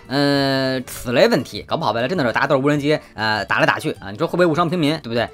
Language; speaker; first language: Chinese; native; Chinese